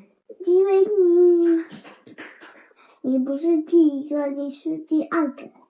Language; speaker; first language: Chinese; early bilingual, heritage; Chinese